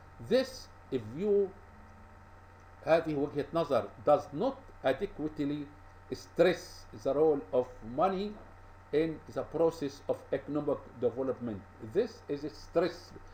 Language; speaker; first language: English; non-native, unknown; Arabic